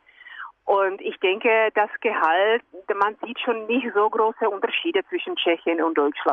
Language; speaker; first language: German; non-native, fluent; Czech